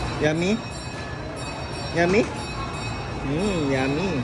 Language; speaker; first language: Filipino; native; Filipino